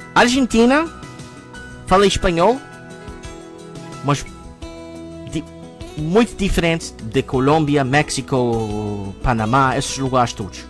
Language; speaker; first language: Portuguese; non-native, learner; English